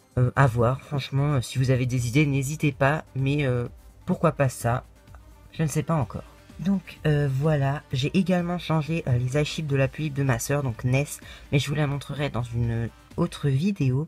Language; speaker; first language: French; native; French